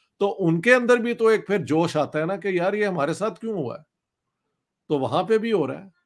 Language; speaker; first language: Urdu; non-native, local second language; Punjabi